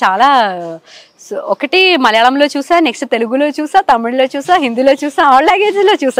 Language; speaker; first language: Telugu; non-native, fluent; Malayalam